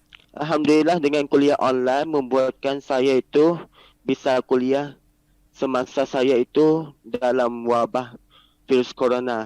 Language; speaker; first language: Indonesian; non-native, learner; Malay